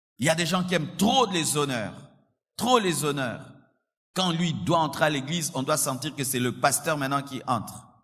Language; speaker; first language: French; non-native, local second language; Lingala